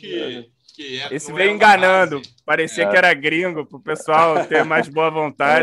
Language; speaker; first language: Portuguese; native; Portuguese